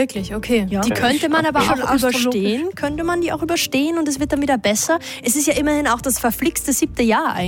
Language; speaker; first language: German; native; German